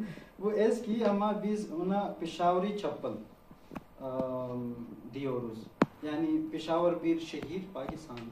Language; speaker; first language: Turkish; non-native, learner; Pashto